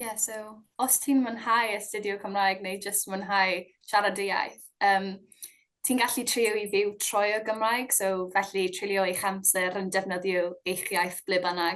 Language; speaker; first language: Welsh; non-native, local second language; English